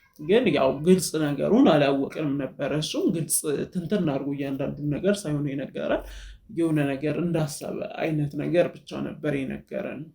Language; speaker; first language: Amharic; native; Amharic